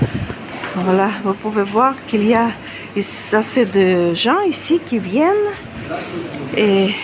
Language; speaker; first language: French; non-native, fluent; Russian